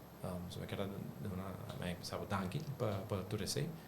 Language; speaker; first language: Dutch; non-native, local second language; Papiamento